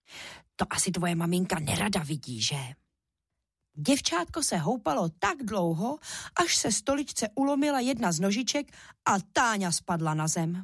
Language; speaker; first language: Czech; native; Czech